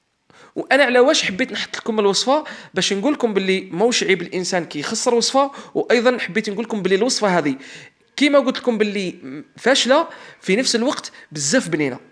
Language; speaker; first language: Arabic; native; Arabic